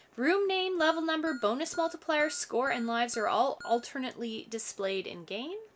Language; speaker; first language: English; native; English